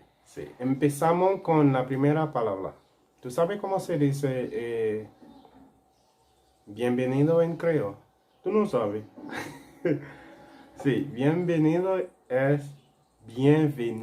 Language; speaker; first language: Spanish; non-native, local second language; Haitian Creole